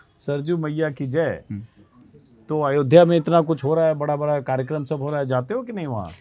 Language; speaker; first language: Hindi; native; Hindi